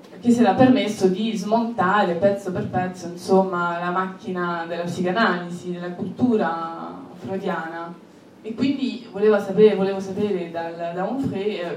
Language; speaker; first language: Italian; non-native, fluent; French